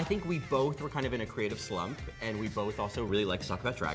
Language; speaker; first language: English; native; English